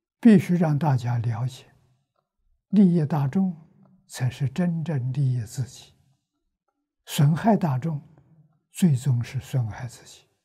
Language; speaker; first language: Chinese; native; Chinese